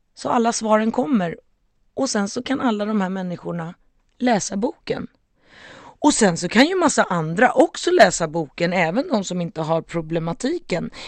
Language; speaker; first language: Swedish; native; Swedish